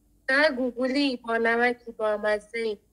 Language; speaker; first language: Persian; native; Persian